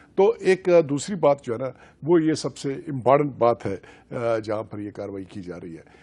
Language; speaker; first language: Urdu; non-native, local second language; Baluchi